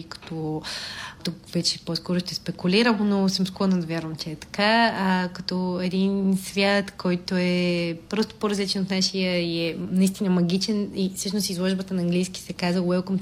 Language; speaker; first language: Bulgarian; native; Bulgarian